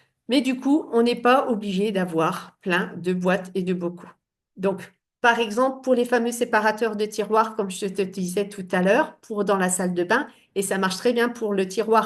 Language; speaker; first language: French; native; French